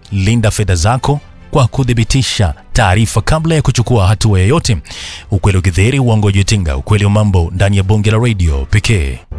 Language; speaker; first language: Swahili; native; Swahili